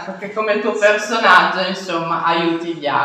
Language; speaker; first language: Italian; native; Italian